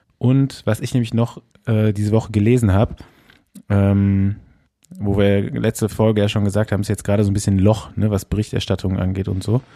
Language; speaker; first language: German; native; German